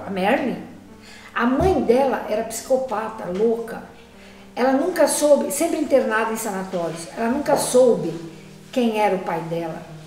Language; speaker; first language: Portuguese; native; Portuguese